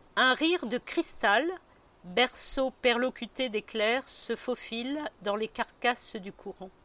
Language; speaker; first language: French; native; French